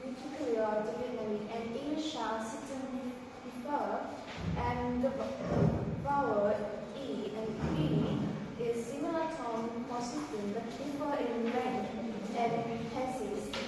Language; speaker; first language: English; non-native, learner; Vietnamese